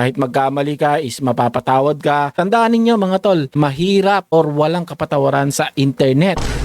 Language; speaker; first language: Filipino; native; Filipino